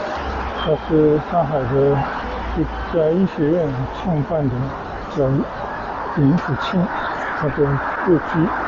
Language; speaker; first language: Chinese; native; Chinese